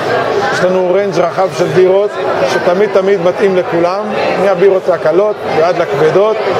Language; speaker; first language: Hebrew; native; Hebrew